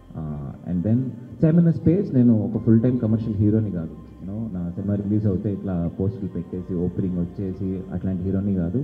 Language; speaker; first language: Telugu; native; Telugu